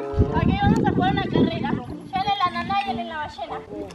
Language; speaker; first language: Spanish; native; Spanish